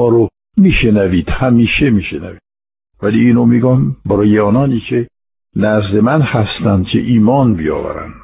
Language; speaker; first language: Persian; non-native, fluent; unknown